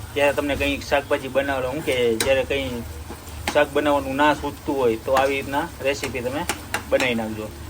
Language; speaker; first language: Gujarati; native; Gujarati